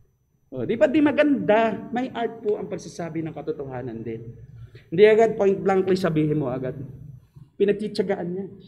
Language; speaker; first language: Filipino; native; Filipino